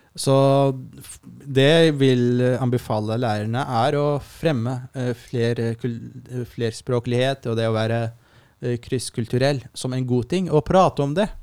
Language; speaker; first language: Norwegian; non-native, fluent; Arabic